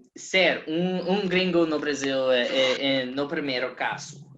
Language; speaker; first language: Portuguese; non-native, learner; English